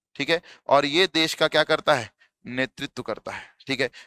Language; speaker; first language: Hindi; native; Hindi